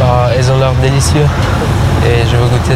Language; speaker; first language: French; non-native, learner; Persian